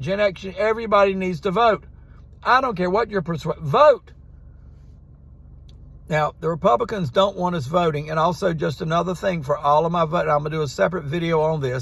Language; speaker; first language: English; native; English